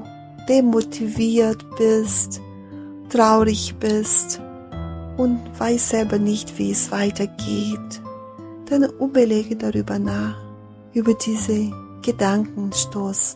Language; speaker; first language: German; non-native, fluent; Portuguese